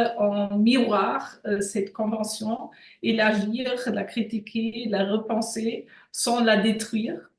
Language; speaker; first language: French; non-native, fluent; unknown